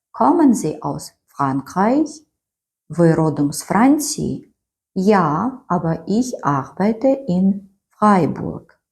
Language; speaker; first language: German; non-native, fluent; Ukrainian